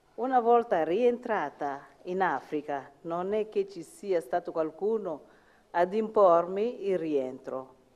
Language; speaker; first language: Italian; non-native, fluent; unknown